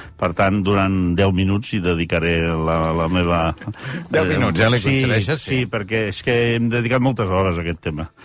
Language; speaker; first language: Catalan; native; Catalan